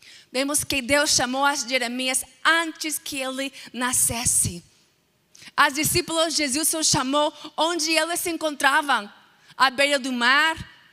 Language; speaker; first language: Portuguese; non-native, fluent; English